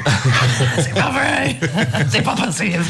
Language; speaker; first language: French; non-native, fluent; English